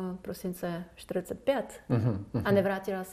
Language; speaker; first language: Czech; non-native, fluent; French